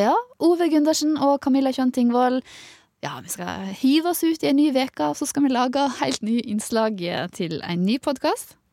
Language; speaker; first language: Norwegian; native; Norwegian